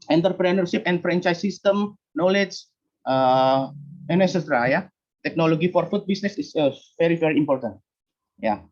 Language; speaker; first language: English; non-native, learner; Indonesian